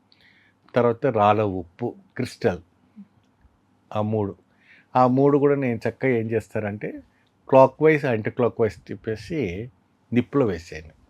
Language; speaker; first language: Telugu; non-native, fluent; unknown